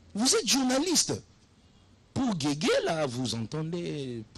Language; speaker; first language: French; non-native, local second language; Lingala